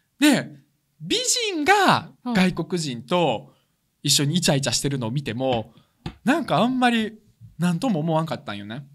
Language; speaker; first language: Japanese; early bilingual, other home language; Russian